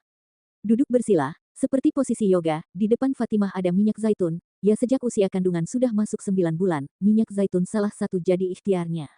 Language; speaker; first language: Indonesian; native; Indonesian